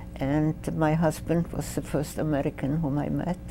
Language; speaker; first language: English; non-native, fluent; Polish